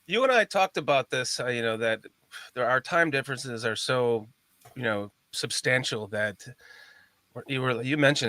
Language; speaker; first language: English; native; English